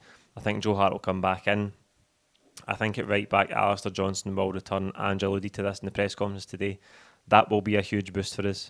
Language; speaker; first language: English; native; English